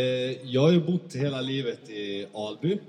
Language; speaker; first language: Swedish; early bilingual, other home language; Turkish